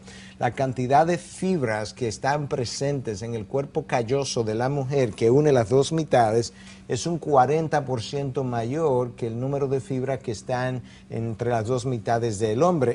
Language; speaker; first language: Spanish; native; Spanish